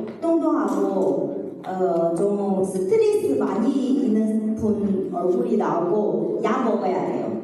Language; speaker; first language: Korean; non-native, learner; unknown